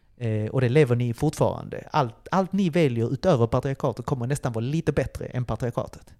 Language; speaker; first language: Swedish; early bilingual, other home language; Spanish